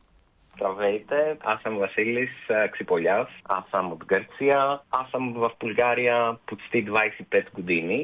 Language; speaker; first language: Bulgarian; non-native, fluent; Greek